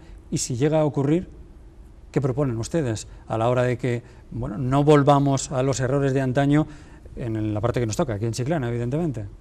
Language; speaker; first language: Spanish; native; Spanish